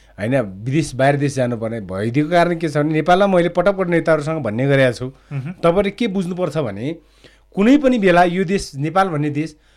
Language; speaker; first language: Nepali; native; Nepali